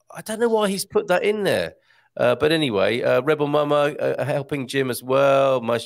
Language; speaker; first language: English; native; English